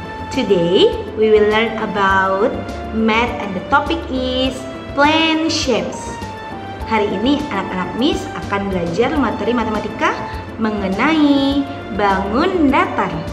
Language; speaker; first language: English; non-native, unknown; Indonesian